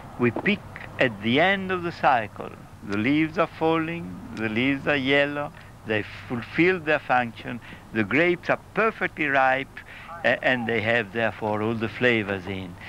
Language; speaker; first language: English; non-native, fluent; Italian